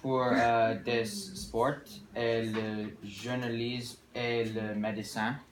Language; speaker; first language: French; non-native, learner; English